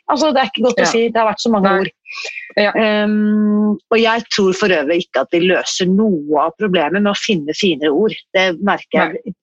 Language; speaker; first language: Norwegian; native; Norwegian